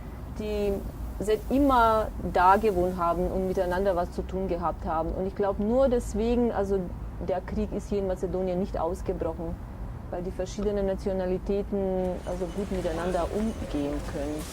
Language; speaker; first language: German; non-native, fluent; Macedonian